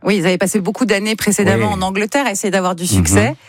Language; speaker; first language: French; native; French